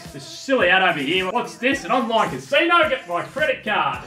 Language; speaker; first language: English; native; English